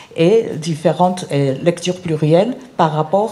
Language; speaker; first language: French; non-native, fluent; Georgian